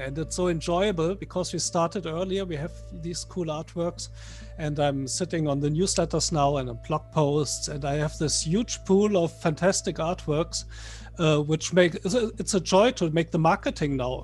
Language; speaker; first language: English; non-native, fluent; German